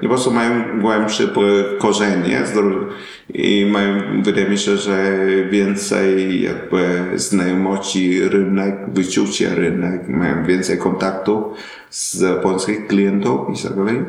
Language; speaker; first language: Polish; non-native, learner; Vietnamese